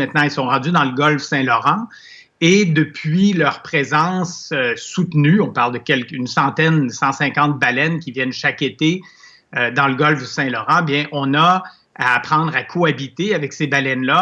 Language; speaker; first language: French; native; French